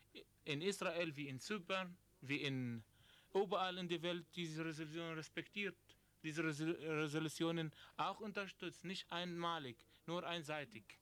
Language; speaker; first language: German; non-native, learner; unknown